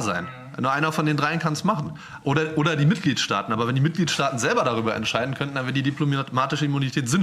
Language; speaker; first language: German; native; German